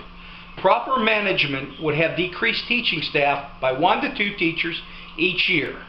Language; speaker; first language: English; native; English